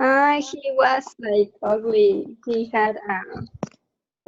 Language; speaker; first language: English; non-native, learner; Spanish